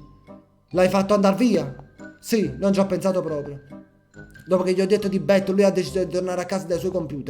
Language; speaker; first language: Italian; native; Italian